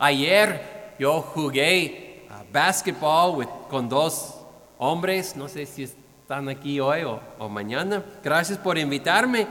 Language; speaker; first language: Spanish; non-native, fluent; English